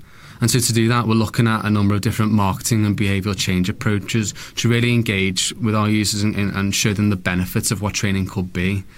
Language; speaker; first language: English; native; English